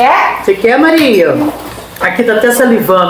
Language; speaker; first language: Portuguese; native; Portuguese